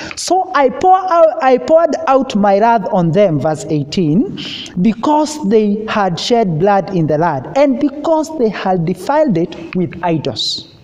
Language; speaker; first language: English; non-native, local second language; Swahili